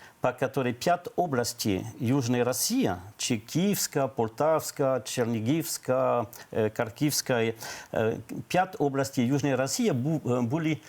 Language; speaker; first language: Ukrainian; non-native, learner; French